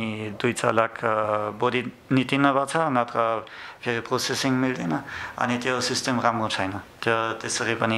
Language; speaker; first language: Nepali; non-native, learner; German